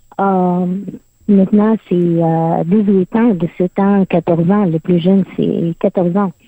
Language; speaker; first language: French; non-native, learner; Arabic